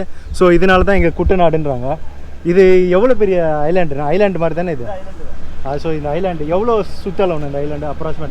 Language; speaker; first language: Tamil; native; Tamil